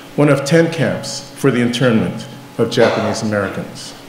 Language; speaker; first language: English; native; English